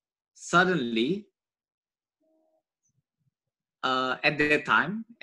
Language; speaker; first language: English; non-native, learner; Indonesian